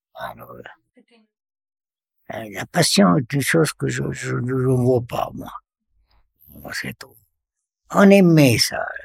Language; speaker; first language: French; non-native, local second language; Arabic